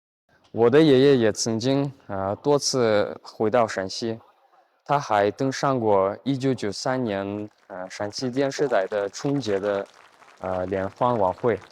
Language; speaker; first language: Chinese; early bilingual, heritage; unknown